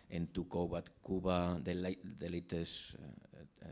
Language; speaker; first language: English; non-native, fluent; Spanish